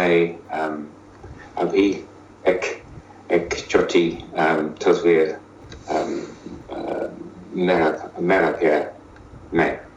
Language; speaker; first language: Hindi; non-native, learner; English